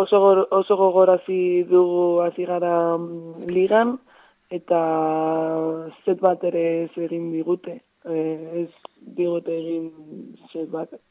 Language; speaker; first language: Basque; non-native, local second language; Spanish